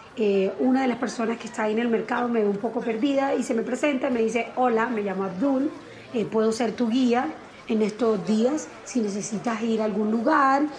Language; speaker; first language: Spanish; native; Spanish